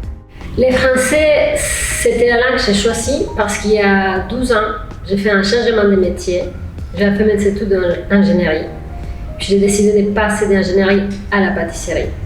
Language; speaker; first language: French; non-native, fluent; Spanish